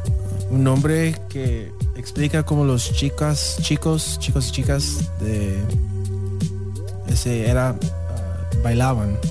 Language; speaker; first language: Spanish; non-native, learner; English